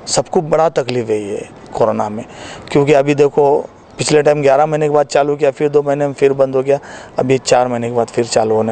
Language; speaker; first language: Hindi; native; Hindi